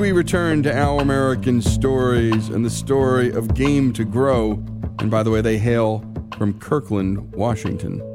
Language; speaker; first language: English; native; English